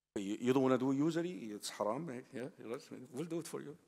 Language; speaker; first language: English; non-native, fluent; Arabic